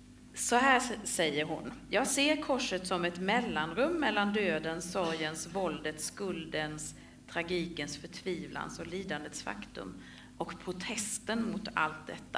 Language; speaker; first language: Swedish; native; Swedish